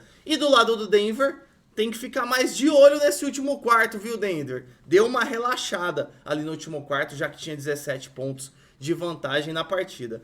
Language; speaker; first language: Portuguese; native; Portuguese